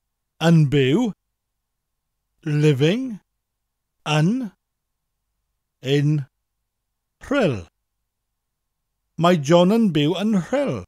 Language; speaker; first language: Welsh; non-native, fluent; English